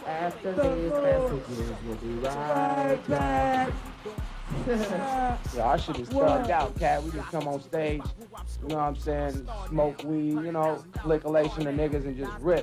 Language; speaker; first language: English; native; English